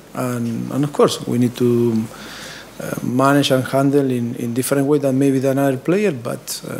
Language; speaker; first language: English; non-native, fluent; Spanish